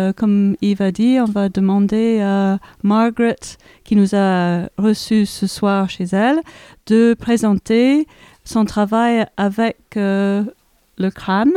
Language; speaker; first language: French; native; French